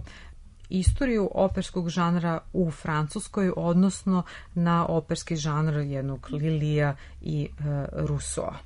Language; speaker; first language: Serbian; native; Serbian